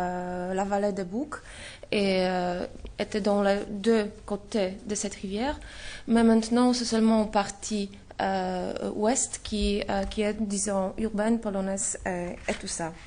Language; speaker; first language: French; non-native, fluent; Polish